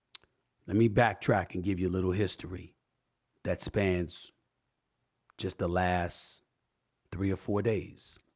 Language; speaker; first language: English; native; English